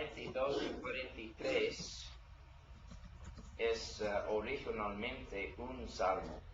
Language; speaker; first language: Spanish; non-native, learner; English